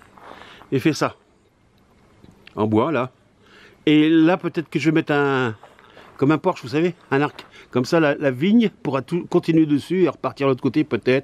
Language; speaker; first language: French; native; French